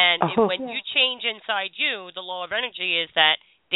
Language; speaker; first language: English; native; English